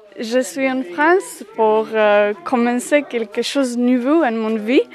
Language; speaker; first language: French; non-native, learner; Polish